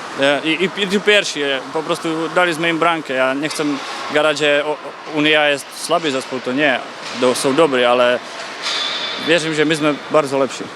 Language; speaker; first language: Polish; non-native, learner; Czech